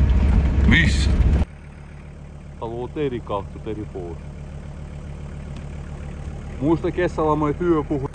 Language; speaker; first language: Finnish; non-native, learner; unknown